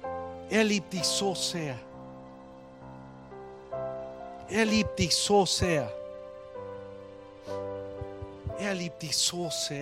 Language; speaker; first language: German; non-native, fluent; Spanish